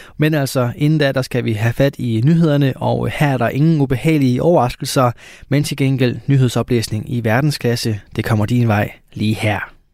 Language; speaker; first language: Danish; native; Danish